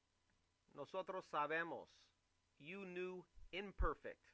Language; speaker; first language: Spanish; non-native, fluent; English